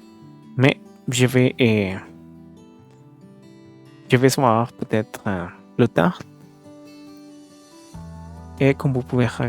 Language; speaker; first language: French; non-native, learner; Spanish